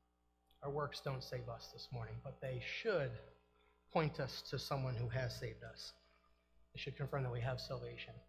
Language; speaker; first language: English; native; English